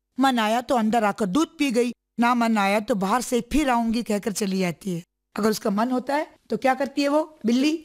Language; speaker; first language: Hindi; non-native, local second language; Malayalam